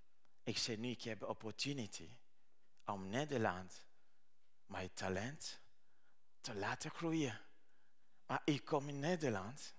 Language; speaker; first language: Dutch; non-native, learner; Rundi